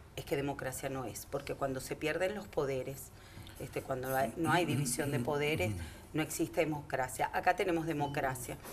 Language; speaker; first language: Spanish; native; Spanish